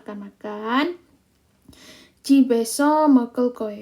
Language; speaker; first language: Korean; non-native, fluent; Indonesian